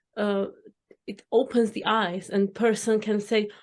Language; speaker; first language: English; non-native, fluent; Czech